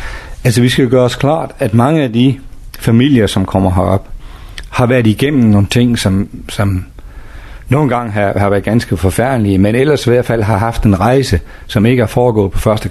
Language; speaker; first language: Danish; native; Danish